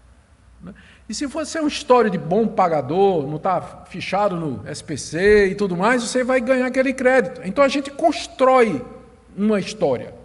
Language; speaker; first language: Portuguese; native; Portuguese